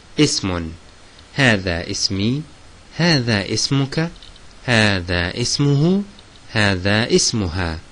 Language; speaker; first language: Arabic; non-native, fluent; Turkish